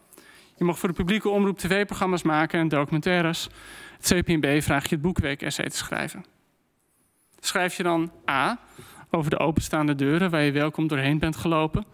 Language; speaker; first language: Dutch; native; Dutch